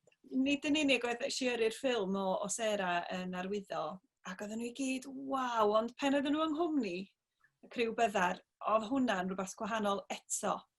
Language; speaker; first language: Welsh; native; Welsh